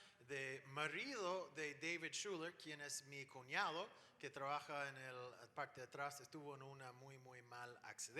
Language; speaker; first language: Spanish; non-native, fluent; English